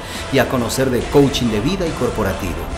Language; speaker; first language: Spanish; native; Spanish